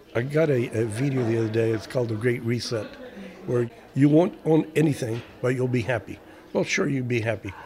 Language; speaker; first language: English; early bilingual, other home language; Spanish